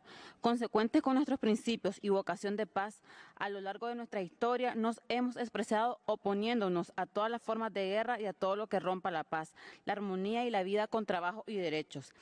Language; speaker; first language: Spanish; native; Spanish